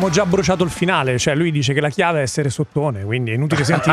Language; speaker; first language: Italian; native; Italian